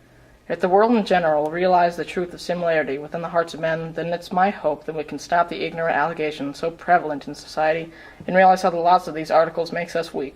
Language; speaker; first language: English; native; English